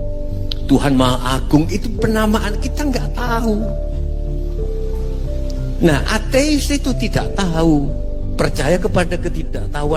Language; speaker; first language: Indonesian; non-native, local second language; Javanese